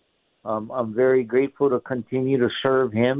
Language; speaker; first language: English; native; English